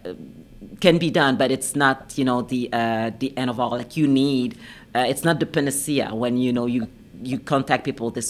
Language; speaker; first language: English; non-native, fluent; French